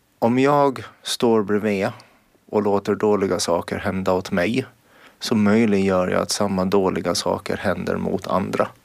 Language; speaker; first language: Swedish; native; Swedish